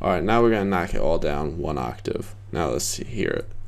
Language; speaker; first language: English; native; English